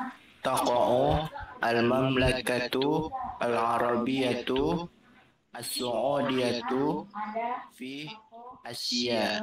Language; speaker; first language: Arabic; non-native, learner; Indonesian